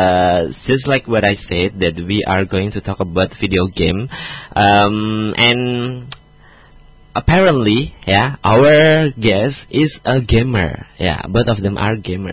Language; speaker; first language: English; non-native, fluent; Indonesian